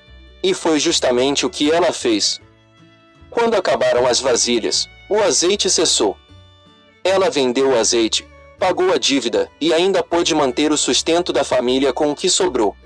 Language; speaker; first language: Portuguese; native; Portuguese